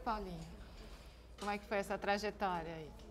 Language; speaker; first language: Portuguese; native; Portuguese